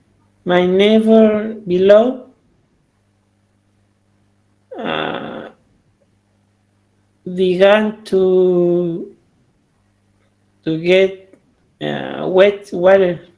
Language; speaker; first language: English; non-native, learner; Spanish